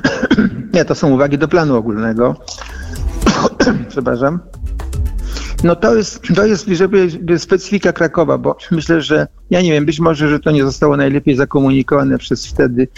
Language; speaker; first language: Polish; native; Polish